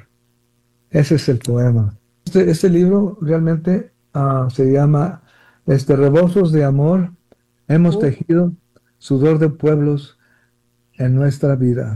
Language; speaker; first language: Spanish; early bilingual, heritage; Spanish